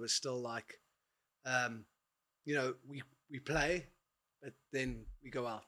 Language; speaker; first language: English; native; English